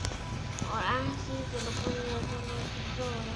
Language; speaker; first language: Spanish; native; Spanish